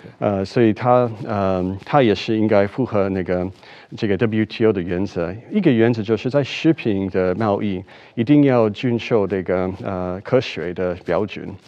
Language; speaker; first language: Chinese; non-native, fluent; English